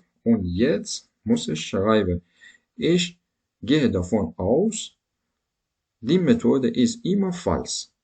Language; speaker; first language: German; non-native, learner; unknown